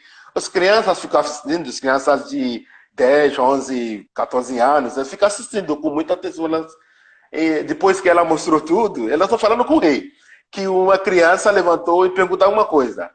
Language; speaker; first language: Portuguese; non-native, learner; Yoruba